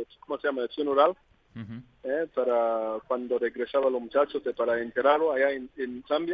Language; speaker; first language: Spanish; non-native, learner; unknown